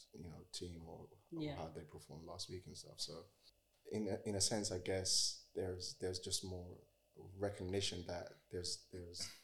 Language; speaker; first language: English; native; English